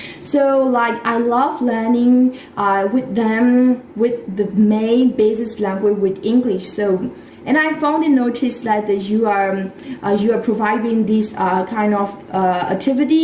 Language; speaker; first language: English; non-native, fluent; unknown